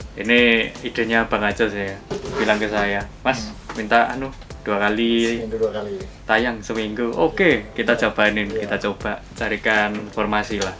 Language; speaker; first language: Indonesian; native; Indonesian